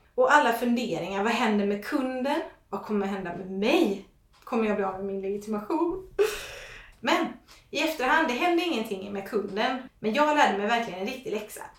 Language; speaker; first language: Swedish; non-native, fluent; English